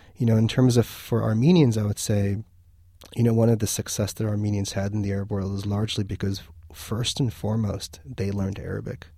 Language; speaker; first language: English; early bilingual, other home language; Armenian